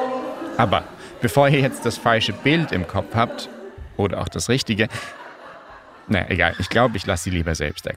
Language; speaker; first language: German; native; German